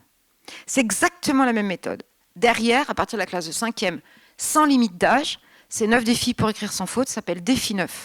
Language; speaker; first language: French; native; French